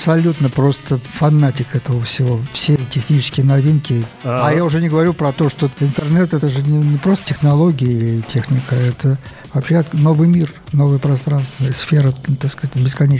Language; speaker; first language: Russian; native; Russian